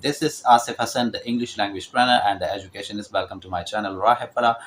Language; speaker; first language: English; non-native, local second language; Urdu